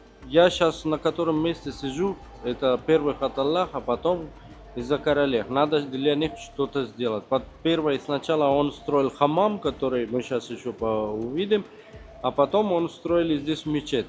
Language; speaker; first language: Russian; non-native, fluent; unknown